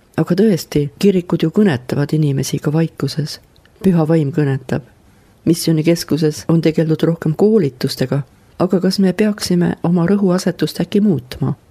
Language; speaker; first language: Estonian; native; Estonian